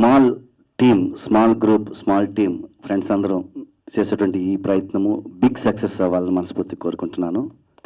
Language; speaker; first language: Telugu; native; Telugu